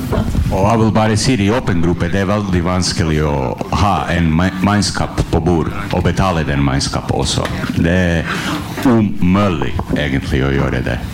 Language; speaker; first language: Norwegian; non-native, learner; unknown